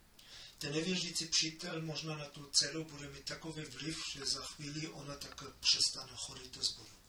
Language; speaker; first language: Czech; non-native, fluent; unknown